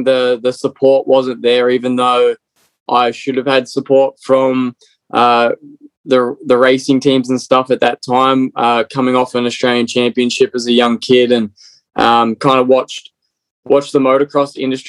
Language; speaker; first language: English; native; English